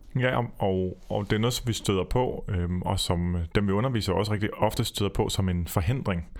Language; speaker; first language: Danish; native; Danish